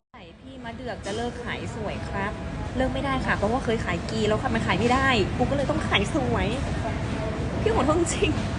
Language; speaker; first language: Thai; non-native, local second language; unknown